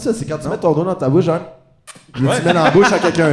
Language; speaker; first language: French; native; French